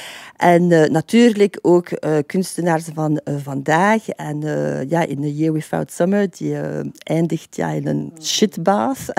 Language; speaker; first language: Dutch; non-native, fluent; French